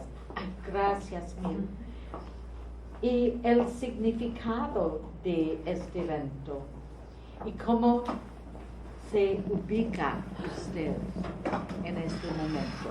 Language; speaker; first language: Spanish; non-native, fluent; English